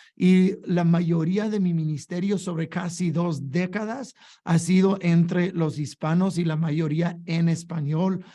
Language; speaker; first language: Spanish; non-native, fluent; English